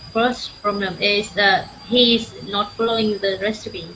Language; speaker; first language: English; non-native, learner; Vietnamese